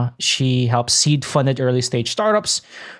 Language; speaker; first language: English; non-native, local second language; Filipino